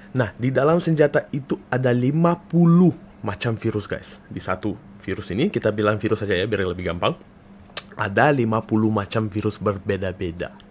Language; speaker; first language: Indonesian; non-native, fluent; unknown